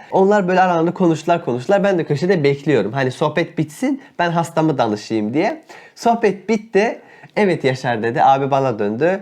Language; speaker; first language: Turkish; native; Turkish